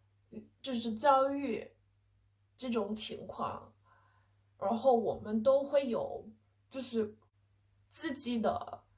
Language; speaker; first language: Chinese; non-native, fluent; English